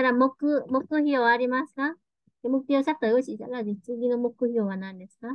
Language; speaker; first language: Japanese; non-native, fluent; Vietnamese